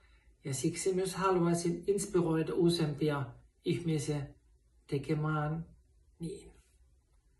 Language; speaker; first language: Finnish; non-native, fluent; German